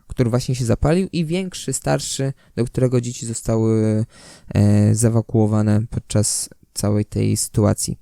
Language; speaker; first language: Polish; native; Polish